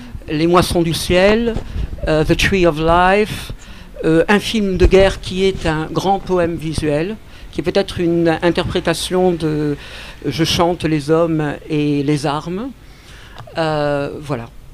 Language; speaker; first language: French; early bilingual, other home language; Catalan